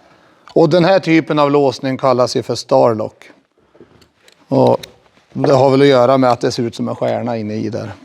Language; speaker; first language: Swedish; native; Swedish